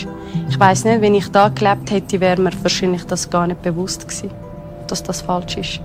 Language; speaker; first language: German; non-native, fluent; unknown